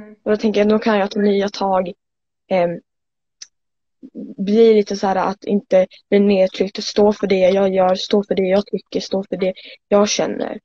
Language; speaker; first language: Swedish; native; Swedish